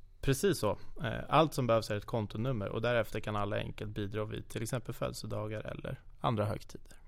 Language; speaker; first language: Swedish; native; Swedish